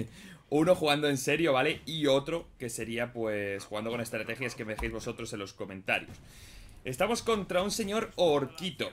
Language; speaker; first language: Spanish; native; Spanish